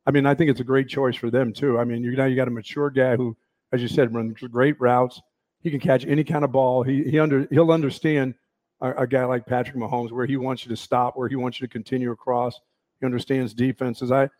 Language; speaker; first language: English; native; English